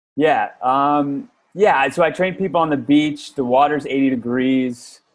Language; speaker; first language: English; native; English